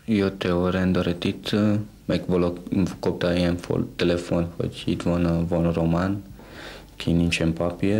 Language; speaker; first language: Hungarian; non-native, learner; Romanian